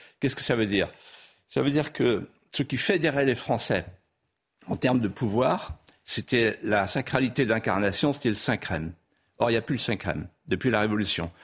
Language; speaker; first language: French; non-native, local second language; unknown